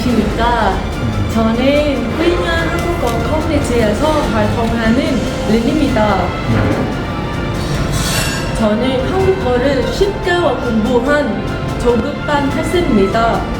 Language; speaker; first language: Korean; non-native, learner; Vietnamese